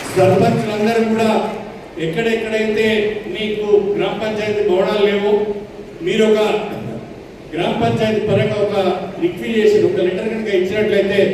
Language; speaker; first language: Telugu; native; Telugu